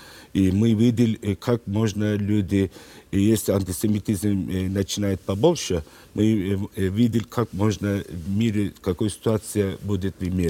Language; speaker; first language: Russian; non-native, learner; Turkish